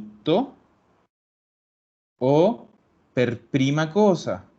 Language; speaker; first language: Italian; non-native, fluent; Spanish